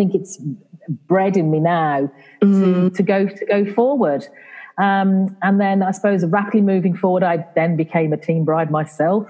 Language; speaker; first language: English; native; English